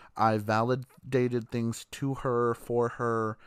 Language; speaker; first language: English; native; English